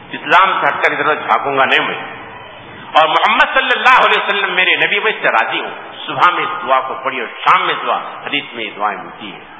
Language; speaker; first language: Urdu; native; Urdu